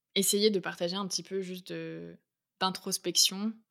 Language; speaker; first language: French; native; French